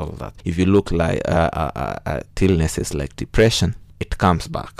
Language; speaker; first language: English; non-native, local second language; Kikuyu